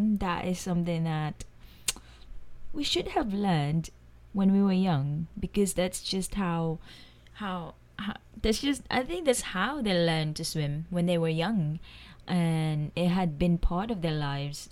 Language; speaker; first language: English; non-native, local second language; Filipino